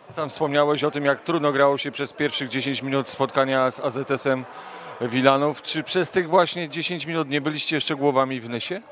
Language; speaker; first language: Polish; native; Polish